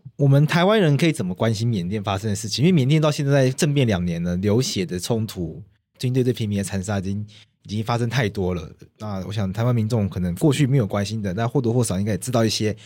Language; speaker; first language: Chinese; native; Chinese